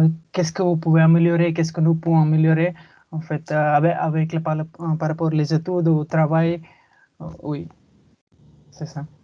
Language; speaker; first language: French; non-native, learner; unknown